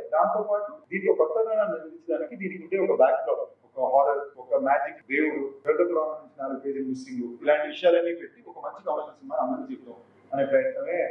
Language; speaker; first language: Telugu; native; Telugu